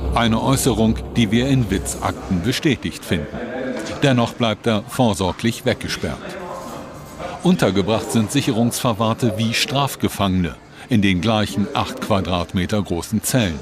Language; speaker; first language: German; native; German